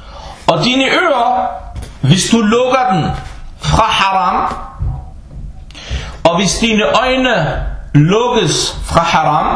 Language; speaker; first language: Danish; non-native, fluent; Arabic